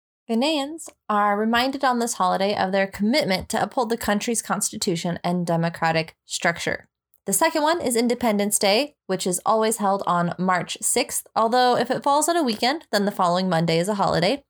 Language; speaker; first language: English; native; English